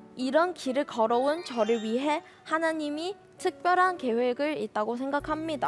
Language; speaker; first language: Korean; non-native, fluent; Chinese